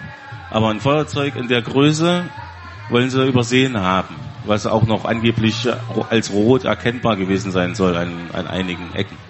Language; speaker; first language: German; native; German